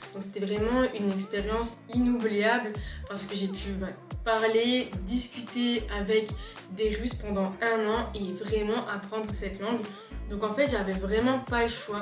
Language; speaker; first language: French; native; French